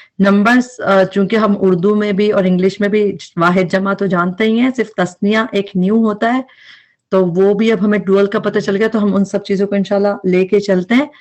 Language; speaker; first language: Urdu; native; Urdu